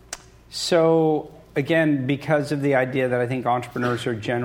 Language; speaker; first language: English; native; English